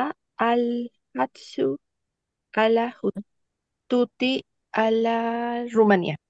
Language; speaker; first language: Arabic; non-native, learner; Spanish